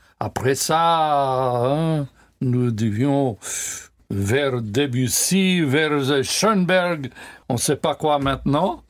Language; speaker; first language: French; non-native, learner; English